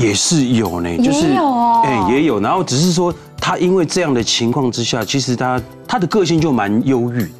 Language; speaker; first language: Chinese; native; Chinese